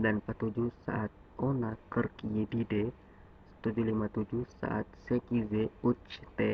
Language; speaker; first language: Turkish; non-native, learner; Indonesian